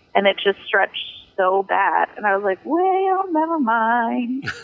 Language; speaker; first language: English; native; English